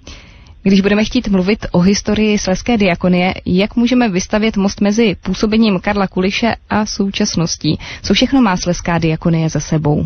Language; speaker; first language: Czech; native; Czech